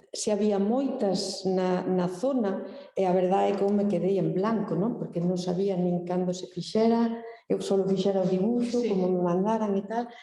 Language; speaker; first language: Galician; native; Galician